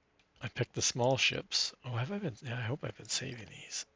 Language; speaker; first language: English; native; English